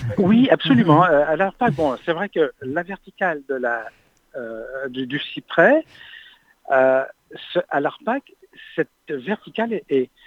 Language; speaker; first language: French; native; French